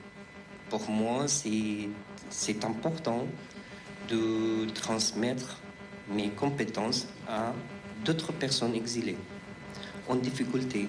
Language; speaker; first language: French; non-native, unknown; Persian